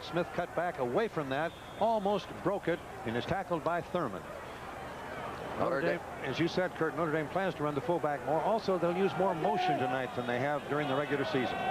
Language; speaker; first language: English; native; English